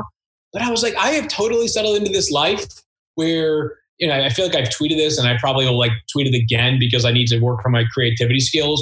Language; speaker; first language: English; native; English